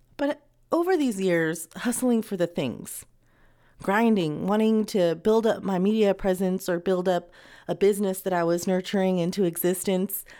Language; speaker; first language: English; native; English